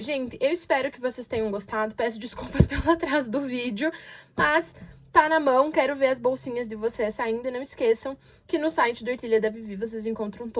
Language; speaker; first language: Portuguese; native; Portuguese